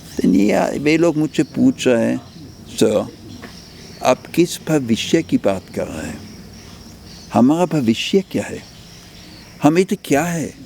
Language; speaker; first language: Hindi; non-native, fluent; German